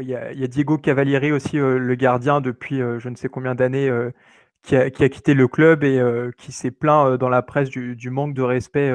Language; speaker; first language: French; native; French